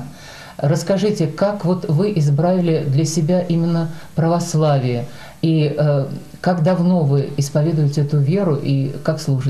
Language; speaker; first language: Russian; native; Russian